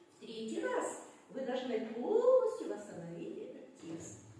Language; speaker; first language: Russian; non-native, local second language; Kazakh